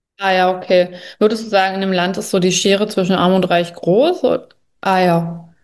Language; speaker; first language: German; native; German